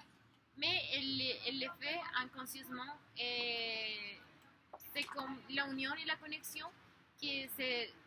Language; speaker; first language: French; non-native, learner; Spanish